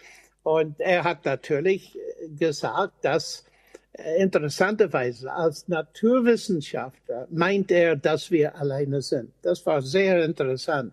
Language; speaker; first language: German; non-native, fluent; English